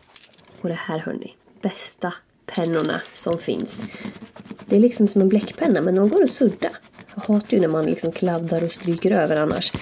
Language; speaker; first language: Swedish; native; Swedish